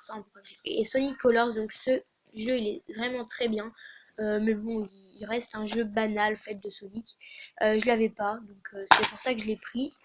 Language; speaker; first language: French; native; French